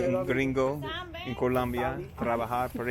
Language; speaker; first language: Spanish; non-native, learner; English